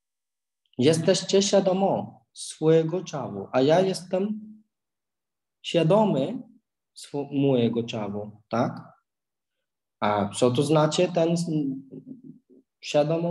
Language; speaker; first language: Polish; non-native, learner; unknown